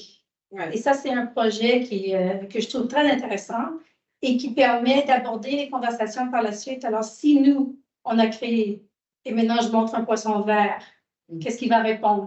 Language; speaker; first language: French; native; French